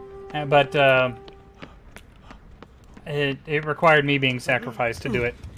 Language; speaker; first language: English; native; English